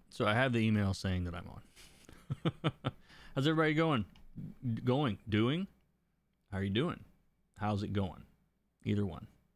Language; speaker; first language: English; native; English